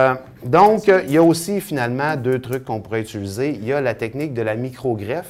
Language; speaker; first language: French; native; French